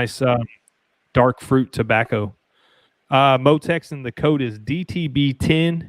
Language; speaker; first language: English; native; English